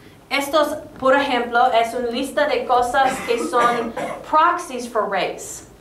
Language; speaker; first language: Spanish; non-native, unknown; English